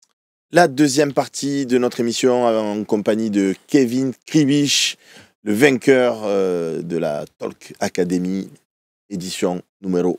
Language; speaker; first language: French; native; French